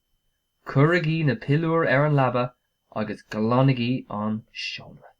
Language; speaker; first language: Irish; non-native, local second language; English